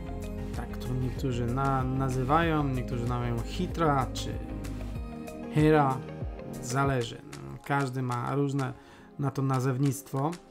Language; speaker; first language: Polish; native; Polish